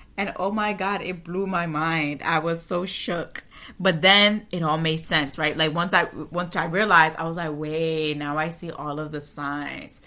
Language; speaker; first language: English; native; English